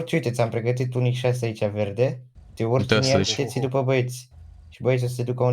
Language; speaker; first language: Romanian; native; Romanian